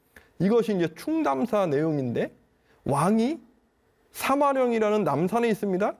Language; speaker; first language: Korean; native; Korean